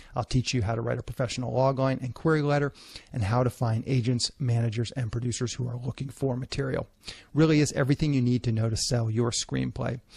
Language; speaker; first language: English; native; English